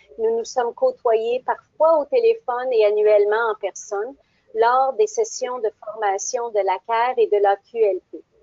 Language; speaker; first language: French; native; French